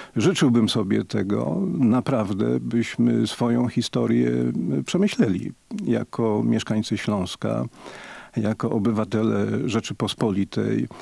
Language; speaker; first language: Polish; native; Polish